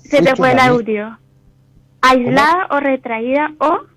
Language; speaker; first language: Spanish; native; Spanish